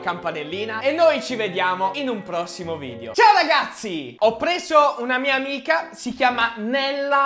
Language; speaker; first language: Italian; native; Italian